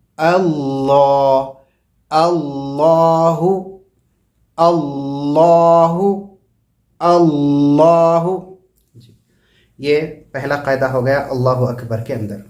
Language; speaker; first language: Urdu; native; Urdu